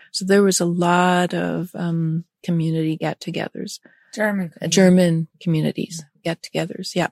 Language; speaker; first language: English; early bilingual, other home language; German